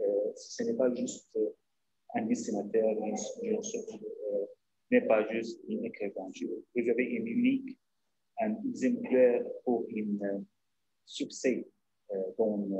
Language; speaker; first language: French; non-native, learner; Arabic